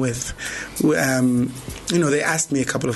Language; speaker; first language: English; non-native, local second language; Zulu